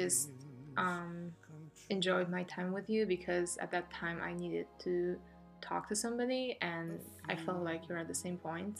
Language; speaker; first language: English; non-native, fluent; Polish